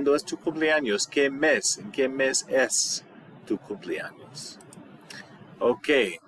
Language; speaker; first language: Spanish; non-native, fluent; English